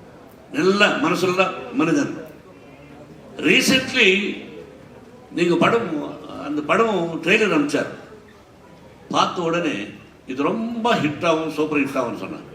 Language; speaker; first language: Tamil; non-native, learner; Telugu